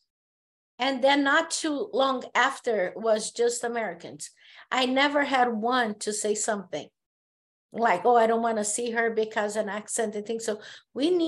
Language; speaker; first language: English; non-native, fluent; Portuguese